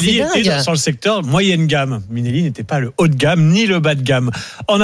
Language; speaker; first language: French; native; French